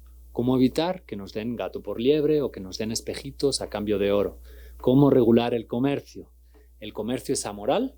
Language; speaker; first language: Spanish; native; Spanish